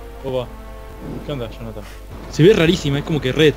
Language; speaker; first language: Spanish; native; Spanish